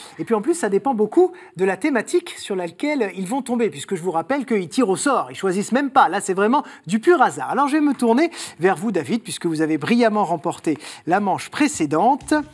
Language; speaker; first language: French; native; French